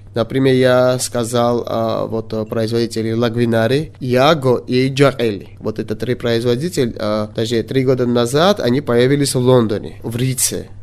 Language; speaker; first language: Russian; non-native, local second language; Georgian